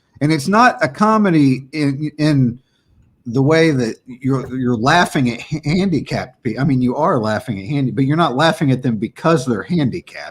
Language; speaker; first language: English; native; English